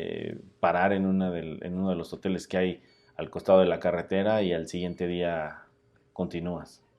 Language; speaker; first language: Spanish; native; Spanish